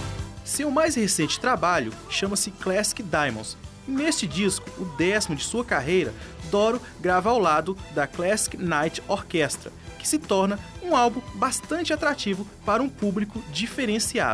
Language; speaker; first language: Portuguese; native; Portuguese